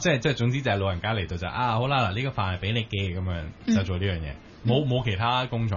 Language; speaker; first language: Cantonese; native; Cantonese